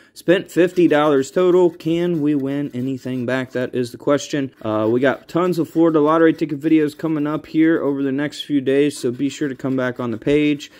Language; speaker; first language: English; native; English